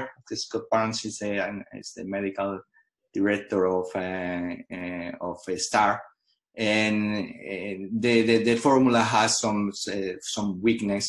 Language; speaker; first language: English; non-native, fluent; Spanish